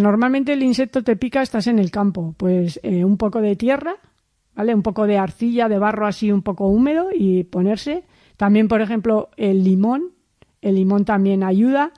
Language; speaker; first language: Spanish; native; Spanish